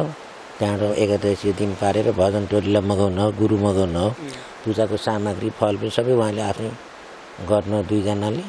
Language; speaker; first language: Nepali; native; Nepali